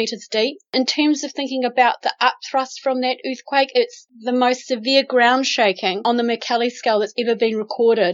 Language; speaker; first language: English; native; English